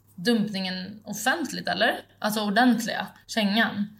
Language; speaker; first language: Swedish; early bilingual, other home language; Italian